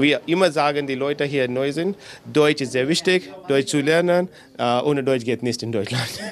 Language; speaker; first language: German; non-native, learner; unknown